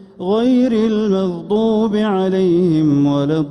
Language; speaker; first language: Arabic; native; Arabic